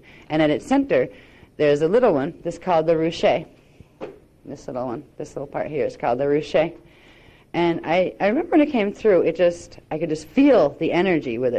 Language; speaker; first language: English; native; English